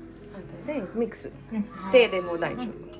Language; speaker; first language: Japanese; non-native, learner; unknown